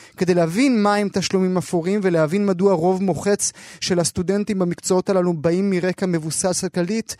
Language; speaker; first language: Hebrew; native; Hebrew